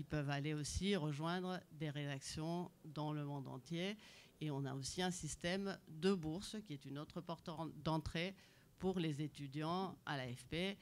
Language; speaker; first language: French; native; French